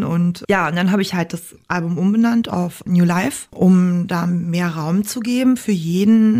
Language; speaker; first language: German; native; German